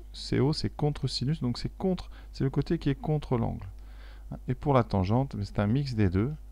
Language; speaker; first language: French; native; French